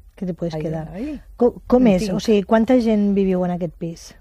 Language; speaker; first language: Catalan; native; Catalan